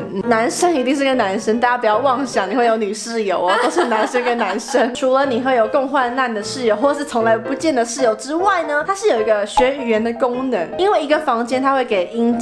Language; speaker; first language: Chinese; native; Chinese